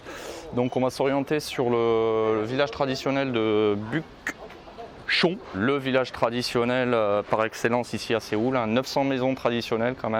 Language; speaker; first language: French; native; French